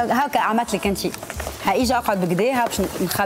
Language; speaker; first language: Arabic; native; Arabic